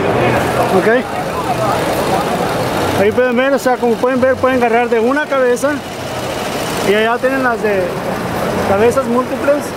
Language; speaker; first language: Spanish; early bilingual, heritage; Spanish